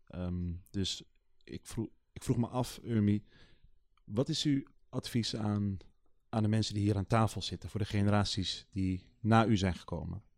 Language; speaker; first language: Dutch; early bilingual, other home language; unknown